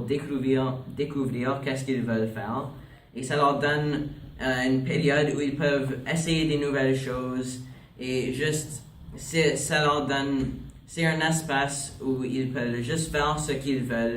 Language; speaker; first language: French; non-native, local second language; English